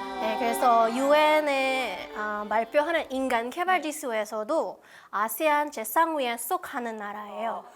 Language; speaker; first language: Korean; non-native, fluent; Malay